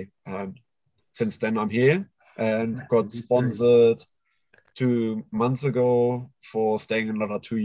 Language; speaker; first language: English; non-native, fluent; German